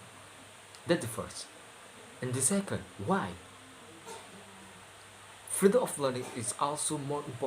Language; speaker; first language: English; non-native, learner; Indonesian